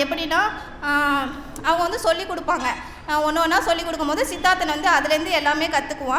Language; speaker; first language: Tamil; native; Tamil